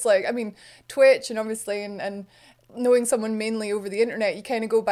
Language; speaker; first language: English; native; English